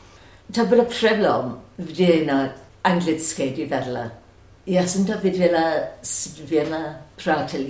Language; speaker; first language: Czech; non-native, fluent; English